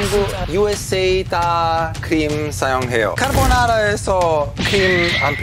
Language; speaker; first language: Korean; non-native, learner; Italian